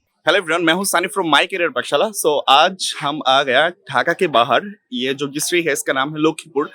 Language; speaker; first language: Hindi; non-native, learner; Bangla